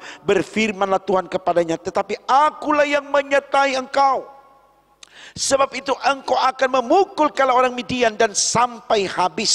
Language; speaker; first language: Indonesian; native; Indonesian